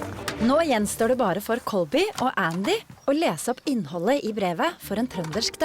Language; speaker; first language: Norwegian; native; Norwegian